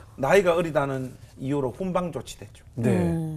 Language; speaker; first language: Korean; native; Korean